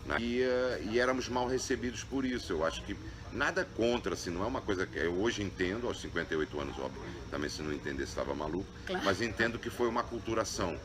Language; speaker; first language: Portuguese; native; Portuguese